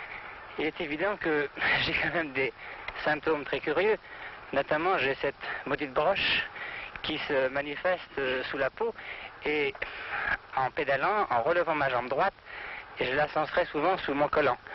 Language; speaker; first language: French; native; French